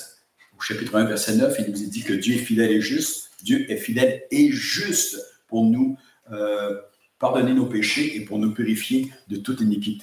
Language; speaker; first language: French; native; French